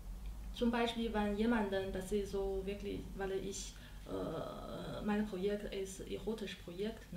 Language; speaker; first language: German; non-native, learner; Chinese